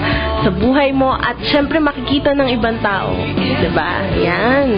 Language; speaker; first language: Filipino; native; Filipino